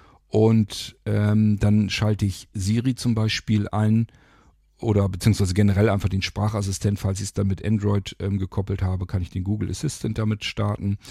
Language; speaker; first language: German; native; German